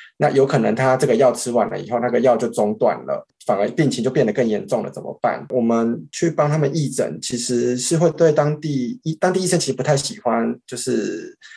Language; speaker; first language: Chinese; native; Chinese